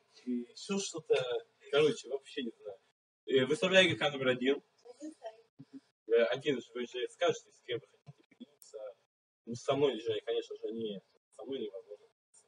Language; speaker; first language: Russian; native; Russian